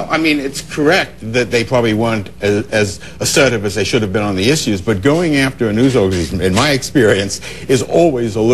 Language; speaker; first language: English; native; English